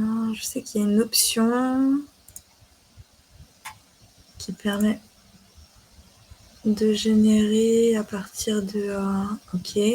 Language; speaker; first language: French; native; French